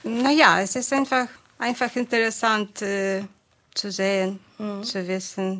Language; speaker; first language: German; non-native, fluent; Ukrainian